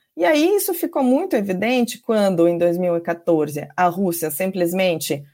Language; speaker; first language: Portuguese; non-native, fluent; Ukrainian